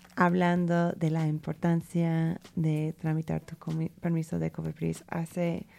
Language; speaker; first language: Spanish; non-native, fluent; English